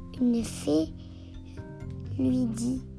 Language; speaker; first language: French; non-native, learner; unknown